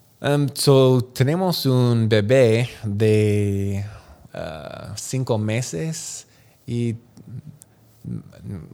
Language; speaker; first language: Spanish; non-native, learner; English